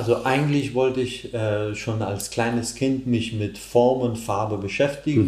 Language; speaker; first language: German; non-native, fluent; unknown